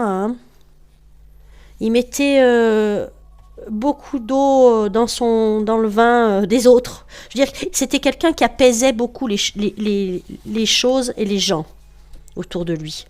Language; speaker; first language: French; native; French